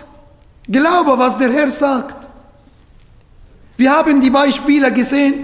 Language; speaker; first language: German; non-native, fluent; Arabic